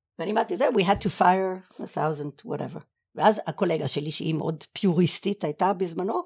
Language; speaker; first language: Hebrew; native; Hebrew